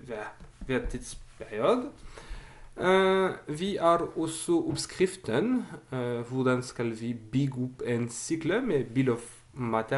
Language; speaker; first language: Norwegian; non-native, fluent; French